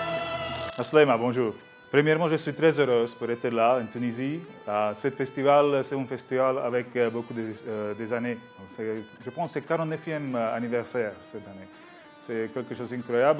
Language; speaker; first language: French; non-native, learner; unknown